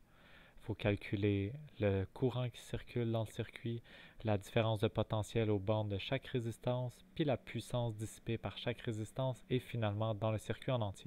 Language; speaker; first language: French; native; French